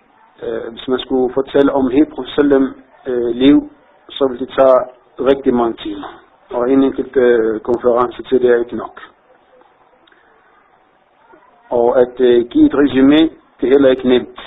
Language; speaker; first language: Danish; non-native, fluent; Arabic